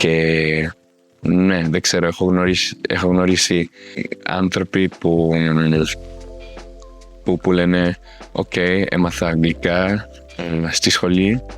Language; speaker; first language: Greek; non-native, fluent; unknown